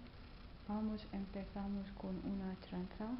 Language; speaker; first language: Spanish; non-native, learner; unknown